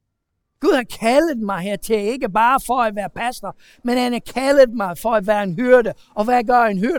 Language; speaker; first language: Danish; non-native, fluent; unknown